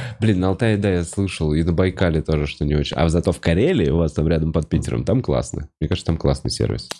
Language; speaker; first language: Russian; native; Russian